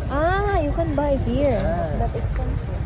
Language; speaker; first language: English; non-native, local second language; Filipino